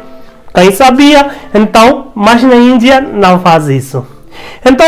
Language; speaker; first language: Portuguese; non-native, learner; Hindi